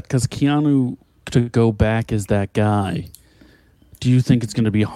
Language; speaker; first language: English; native; English